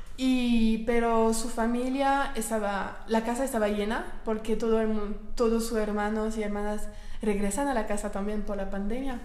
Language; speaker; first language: Spanish; non-native, learner; French